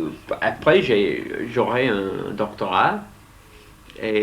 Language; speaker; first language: French; non-native, learner; English